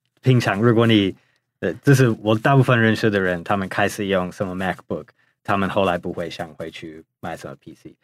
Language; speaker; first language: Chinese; non-native, fluent; English